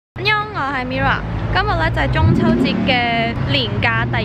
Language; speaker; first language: Chinese; non-native, local second language; Cantonese